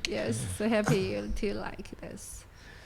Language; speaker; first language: English; non-native, learner; Chinese